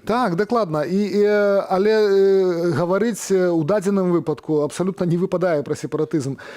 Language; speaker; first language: Belarusian; native; Belarusian